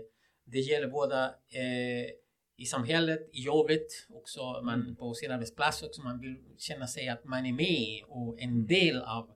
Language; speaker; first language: Swedish; non-native, fluent; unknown